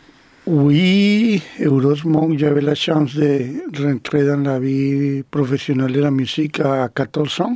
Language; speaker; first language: French; non-native, fluent; Spanish